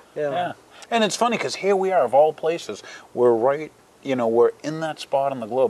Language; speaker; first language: English; native; English